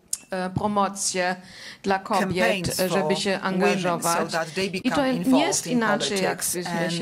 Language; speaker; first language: Polish; non-native, fluent; German